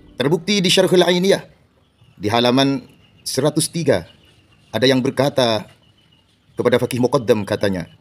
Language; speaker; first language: Indonesian; non-native, local second language; Madurese